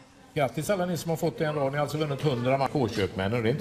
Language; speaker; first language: Swedish; native; Swedish